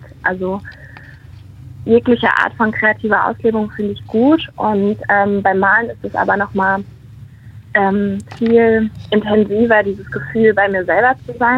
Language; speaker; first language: German; native; German